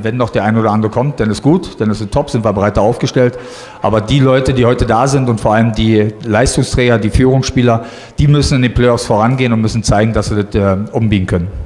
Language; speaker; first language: German; native; German